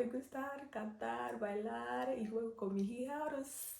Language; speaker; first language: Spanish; non-native, learner; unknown